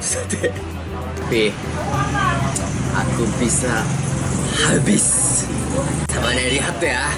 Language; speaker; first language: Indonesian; non-native, learner; Japanese